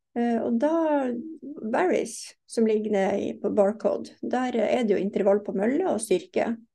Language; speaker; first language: Norwegian; native; Norwegian